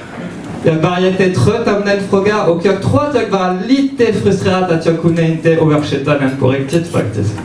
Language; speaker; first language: Swedish; non-native, fluent; French